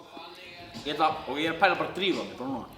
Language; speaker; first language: Icelandic; non-native, fluent; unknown